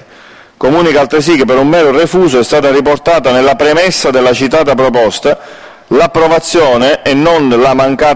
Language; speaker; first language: Italian; native; Italian